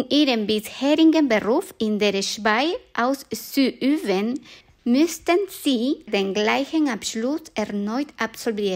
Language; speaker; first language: German; non-native, fluent; Spanish